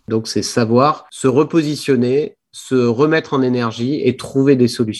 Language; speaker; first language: French; native; French